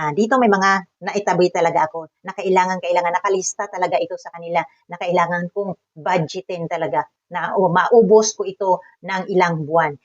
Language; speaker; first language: Filipino; native; Filipino